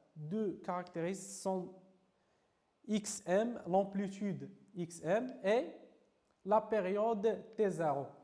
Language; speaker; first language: French; non-native, local second language; Arabic